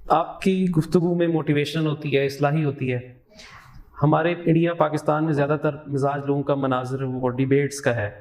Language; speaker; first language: Urdu; native; Urdu